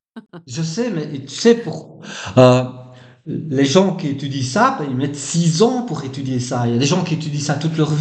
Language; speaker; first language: French; native; French